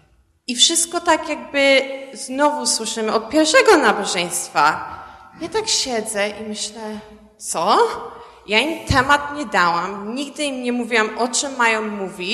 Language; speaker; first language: Polish; early bilingual, heritage; Polish